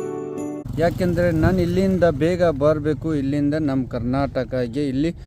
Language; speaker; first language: Kannada; non-native, fluent; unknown